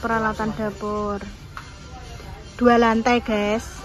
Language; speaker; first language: Indonesian; non-native, local second language; Javanese